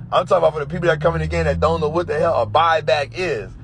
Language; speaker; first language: English; native; English